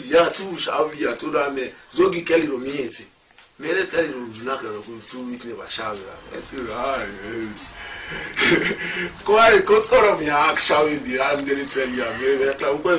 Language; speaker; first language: Georgian; non-native, learner; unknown